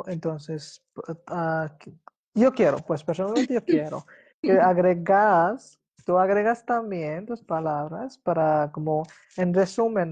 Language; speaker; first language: Spanish; non-native, fluent; Hindi